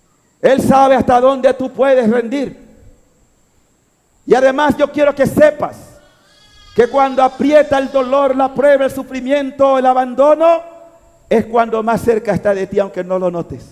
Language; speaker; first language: Spanish; native; Spanish